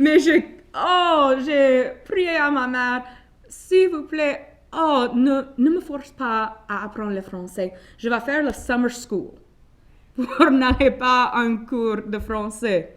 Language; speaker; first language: French; non-native, local second language; English